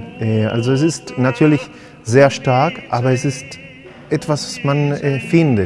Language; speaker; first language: German; non-native, fluent; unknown